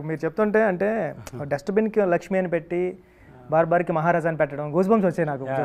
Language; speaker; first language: Telugu; native; Telugu